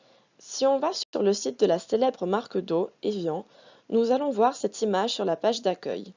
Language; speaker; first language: French; native; French